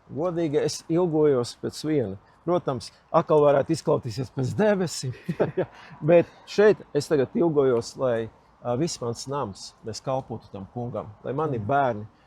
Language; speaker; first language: Latvian; native; Latvian